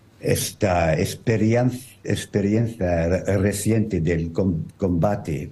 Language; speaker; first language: Spanish; non-native, learner; French